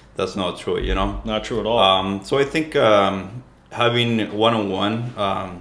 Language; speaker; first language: English; non-native, fluent; Spanish